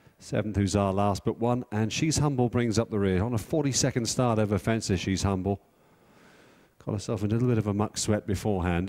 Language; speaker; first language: English; native; English